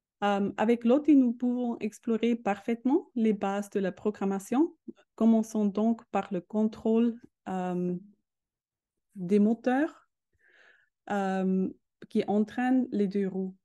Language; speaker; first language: French; non-native, learner; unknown